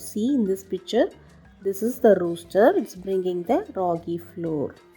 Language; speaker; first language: English; non-native, local second language; Tamil